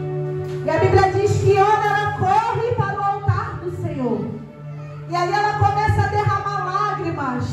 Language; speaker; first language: Portuguese; native; Portuguese